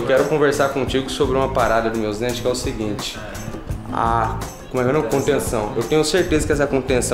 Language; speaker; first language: Portuguese; native; Portuguese